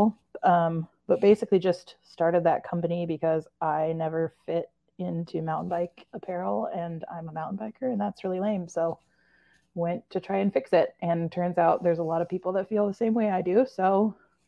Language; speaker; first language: English; native; English